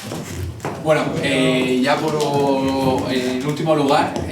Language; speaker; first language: Spanish; native; Spanish